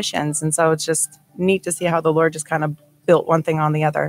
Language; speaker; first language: English; native; English